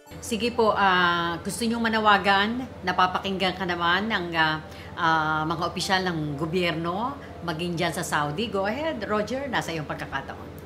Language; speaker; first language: Filipino; native; Filipino